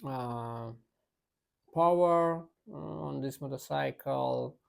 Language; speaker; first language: English; non-native, learner; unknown